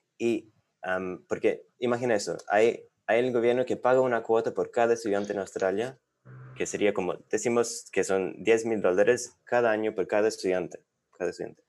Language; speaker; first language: Spanish; non-native, fluent; English